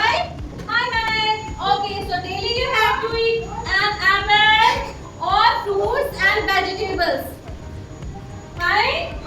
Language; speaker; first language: English; non-native, local second language; Hindi